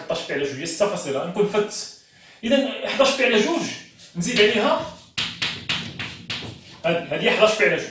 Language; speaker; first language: Arabic; native; Arabic